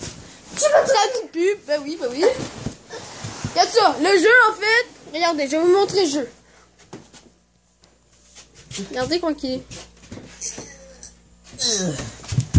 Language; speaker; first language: French; native; French